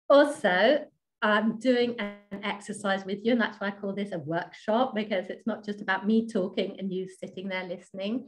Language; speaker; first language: English; non-native, fluent; Danish